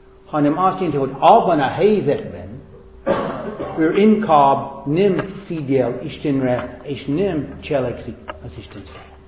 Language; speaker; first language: Hungarian; non-native, fluent; English